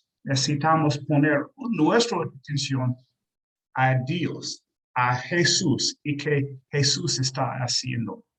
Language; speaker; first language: Spanish; non-native, learner; English